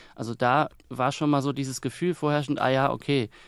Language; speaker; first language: German; native; German